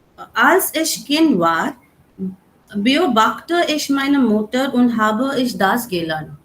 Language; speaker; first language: German; non-native, learner; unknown